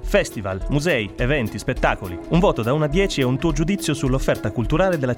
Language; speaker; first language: Italian; native; Italian